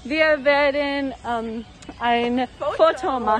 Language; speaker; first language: German; non-native, learner; English